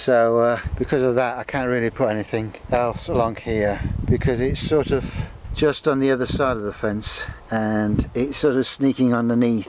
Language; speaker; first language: English; native; English